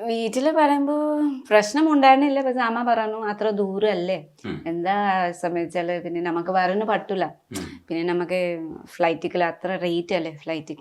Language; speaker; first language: Malayalam; non-native, learner; Nepali